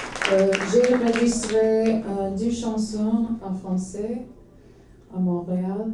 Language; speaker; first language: French; non-native, learner; English